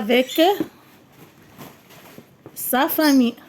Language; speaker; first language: French; non-native, local second language; Arabic